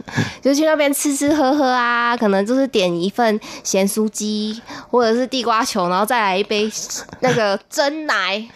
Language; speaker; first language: Chinese; native; Chinese